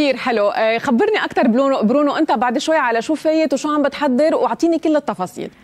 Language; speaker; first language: Arabic; native; Arabic